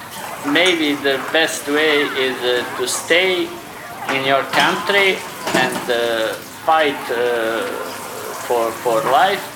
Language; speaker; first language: English; non-native, learner; Croatian